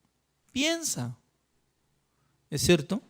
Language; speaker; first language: Spanish; non-native, fluent; Korean